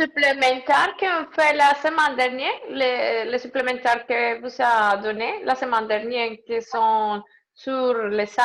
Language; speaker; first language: French; non-native, learner; Spanish